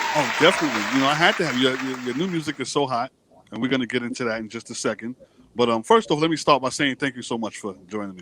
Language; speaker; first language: English; native; English